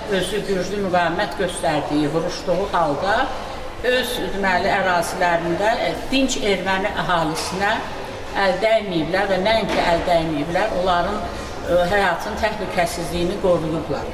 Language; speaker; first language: Azerbaijani; native; Azerbaijani